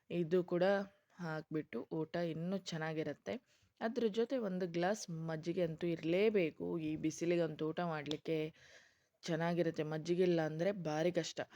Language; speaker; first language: Kannada; non-native, local second language; Tulu